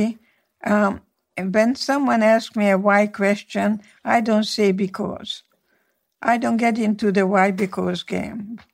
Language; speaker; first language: English; non-native, fluent; Hungarian